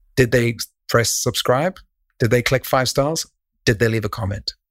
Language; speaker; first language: English; native; English